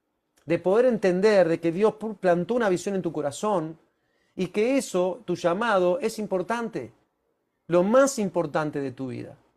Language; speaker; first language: Spanish; native; Spanish